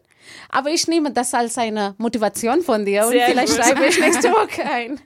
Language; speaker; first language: German; non-native, fluent; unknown